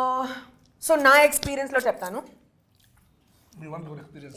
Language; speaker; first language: Telugu; non-native, learner; Hindi